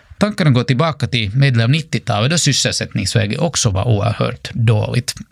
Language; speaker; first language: Swedish; native; Swedish